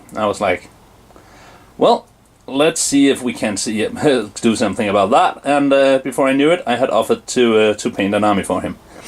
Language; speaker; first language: English; non-native, fluent; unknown